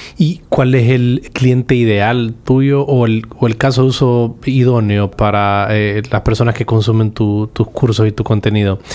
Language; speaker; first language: Spanish; native; Spanish